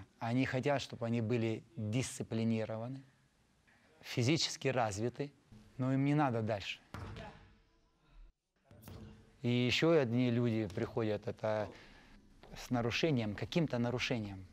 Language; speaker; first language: Russian; native; Russian